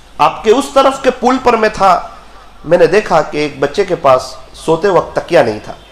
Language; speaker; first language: Urdu; non-native, local second language; Gujarati